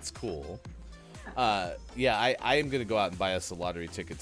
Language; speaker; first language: English; native; English